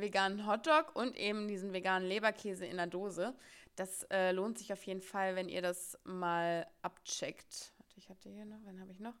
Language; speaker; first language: German; native; German